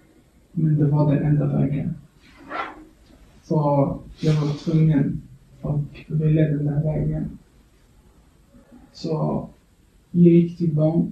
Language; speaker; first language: Swedish; early bilingual, other home language; Kurdish